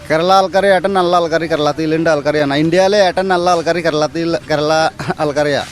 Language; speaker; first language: Malayalam; non-native, learner; Bangla